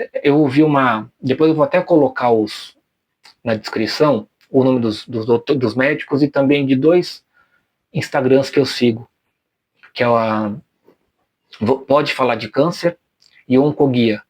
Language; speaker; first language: Portuguese; native; Portuguese